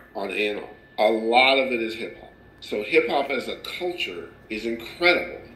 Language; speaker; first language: English; native; English